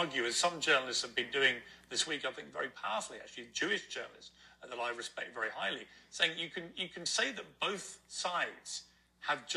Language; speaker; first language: English; native; English